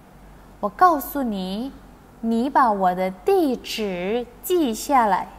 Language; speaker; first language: Chinese; non-native, fluent; Indonesian